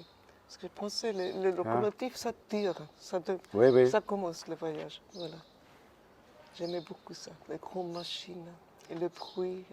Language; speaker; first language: French; non-native, fluent; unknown